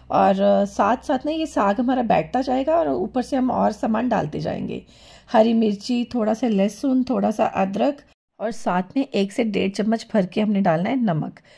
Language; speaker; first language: Hindi; non-native, local second language; Punjabi